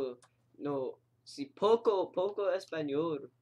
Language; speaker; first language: Spanish; non-native, learner; English